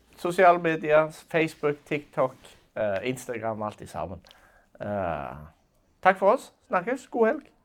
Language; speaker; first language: Norwegian; native; Norwegian